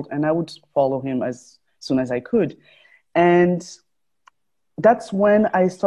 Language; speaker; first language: English; non-native, local second language; French